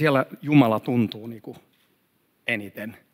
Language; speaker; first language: Finnish; non-native, fluent; Swedish